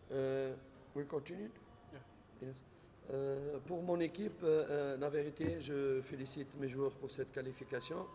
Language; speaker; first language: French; non-native, local second language; Arabic